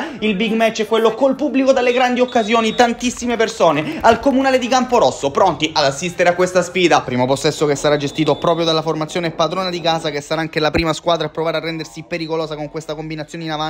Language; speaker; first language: Italian; native; Italian